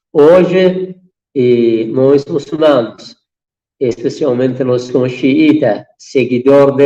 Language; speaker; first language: Portuguese; non-native, fluent; Persian